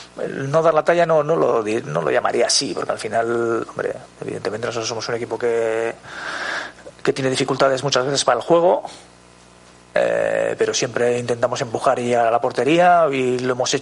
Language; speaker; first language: Spanish; native; Spanish